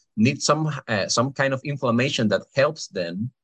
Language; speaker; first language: English; non-native, fluent; Spanish